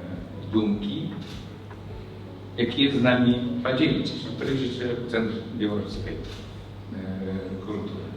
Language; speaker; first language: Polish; non-native, learner; Belarusian